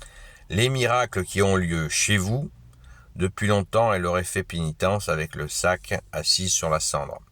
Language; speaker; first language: French; native; French